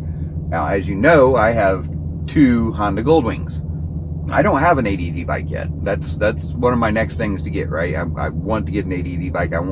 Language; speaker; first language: English; native; English